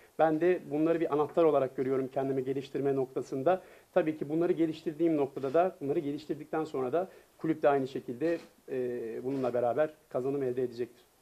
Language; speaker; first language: Turkish; native; Turkish